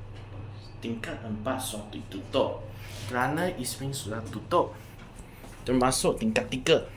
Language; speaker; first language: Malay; non-native, local second language; Chinese